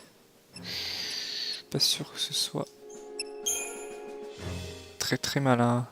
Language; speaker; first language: French; native; French